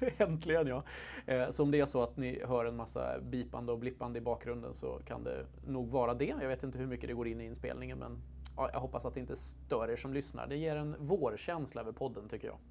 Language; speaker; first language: Swedish; native; Swedish